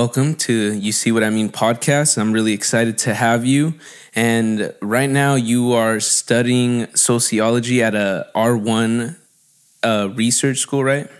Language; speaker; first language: English; native; English